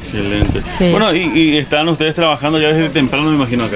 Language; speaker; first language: Spanish; native; Spanish